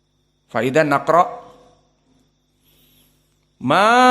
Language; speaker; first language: Arabic; non-native, fluent; Indonesian